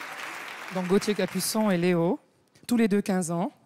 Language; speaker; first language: French; native; French